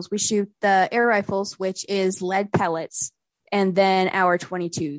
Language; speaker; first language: English; native; English